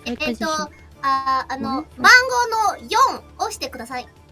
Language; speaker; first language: Japanese; non-native, learner; English